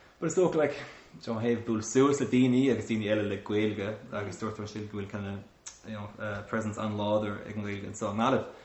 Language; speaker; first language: Irish; non-native, local second language; English